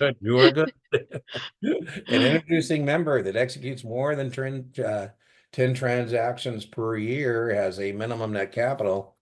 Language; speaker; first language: English; native; English